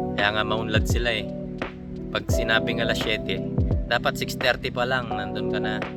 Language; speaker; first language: Filipino; non-native, local second language; Pampanga